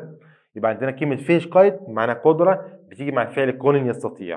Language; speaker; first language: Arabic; native; Arabic